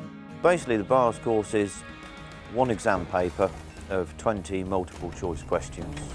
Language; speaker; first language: English; native; English